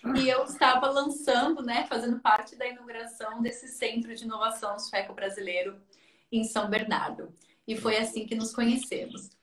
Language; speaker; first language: Portuguese; native; Portuguese